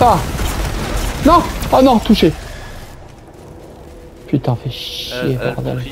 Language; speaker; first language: French; native; French